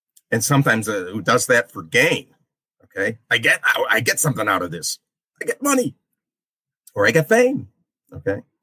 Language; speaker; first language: English; native; English